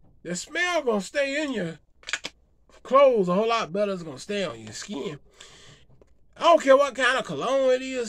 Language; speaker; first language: English; native; English